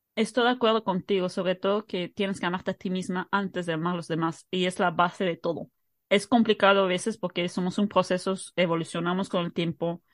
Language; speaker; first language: Spanish; early bilingual, heritage; Spanish